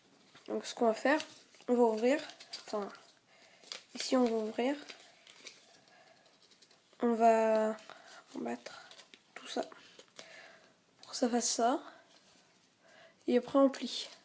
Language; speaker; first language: French; native; French